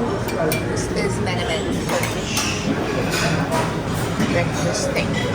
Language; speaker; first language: English; non-native, local second language; Urdu